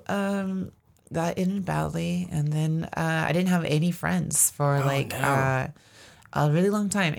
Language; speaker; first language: English; native; English